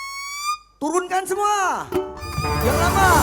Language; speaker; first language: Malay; non-native, local second language; Javanese